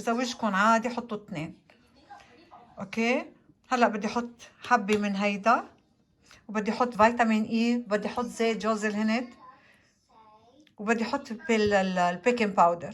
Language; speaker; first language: Arabic; native; Arabic